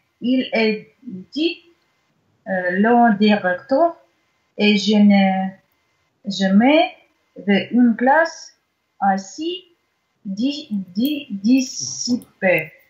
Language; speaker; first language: French; non-native, learner; Russian